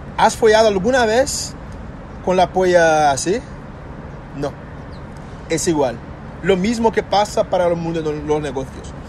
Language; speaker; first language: Spanish; non-native, fluent; Portuguese